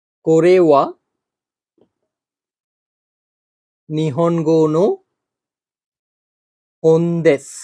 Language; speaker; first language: Japanese; non-native, fluent; Bangla